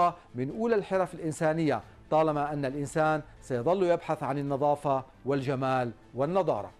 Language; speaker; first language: Arabic; native; Arabic